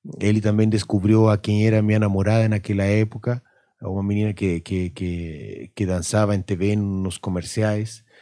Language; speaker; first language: Portuguese; non-native, fluent; Spanish